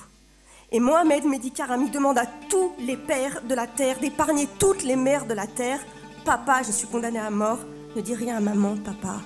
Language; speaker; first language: French; native; French